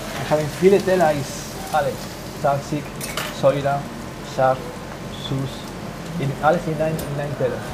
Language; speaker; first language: German; non-native, learner; Spanish